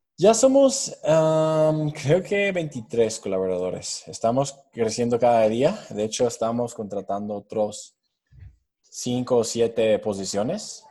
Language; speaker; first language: Spanish; non-native, fluent; English